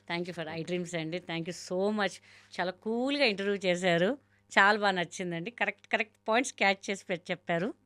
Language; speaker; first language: Telugu; non-native, local second language; Hindi